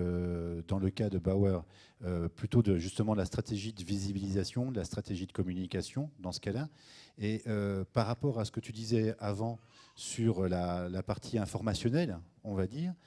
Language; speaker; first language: French; native; French